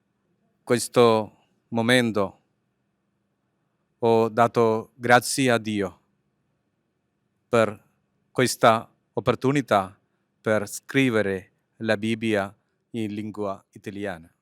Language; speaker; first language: Italian; non-native, learner; Malayalam